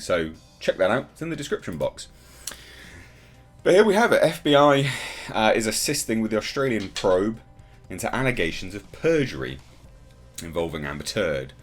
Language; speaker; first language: English; native; English